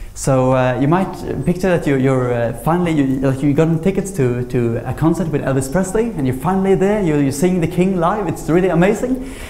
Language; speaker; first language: English; non-native, fluent; Swedish